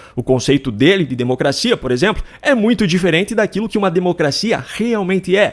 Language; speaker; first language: Portuguese; native; Portuguese